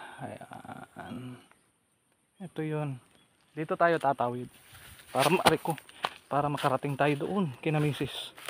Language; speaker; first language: Filipino; non-native, local second language; Bikol